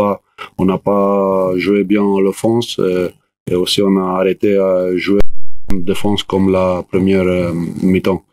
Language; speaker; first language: French; non-native, learner; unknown